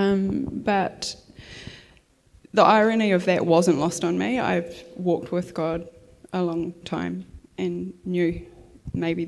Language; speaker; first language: English; native; English